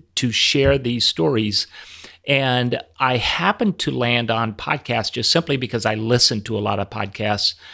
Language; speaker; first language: English; native; English